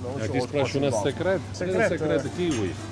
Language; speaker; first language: Russian; non-native, learner; Italian